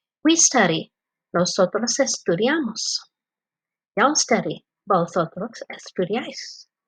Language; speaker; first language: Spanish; non-native, fluent; English